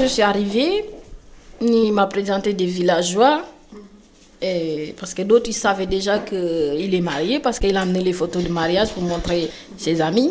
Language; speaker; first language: French; non-native, local second language; Wolof